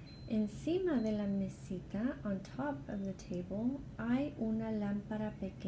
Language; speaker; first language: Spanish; non-native, fluent; English